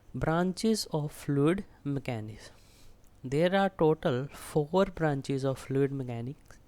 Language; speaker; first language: English; non-native, local second language; Punjabi